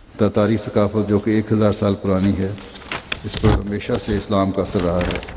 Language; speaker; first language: Urdu; native; Urdu